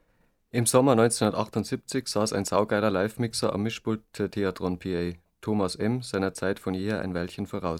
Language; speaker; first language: German; native; German